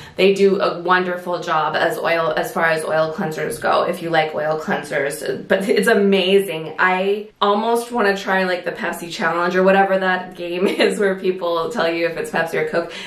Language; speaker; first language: English; native; English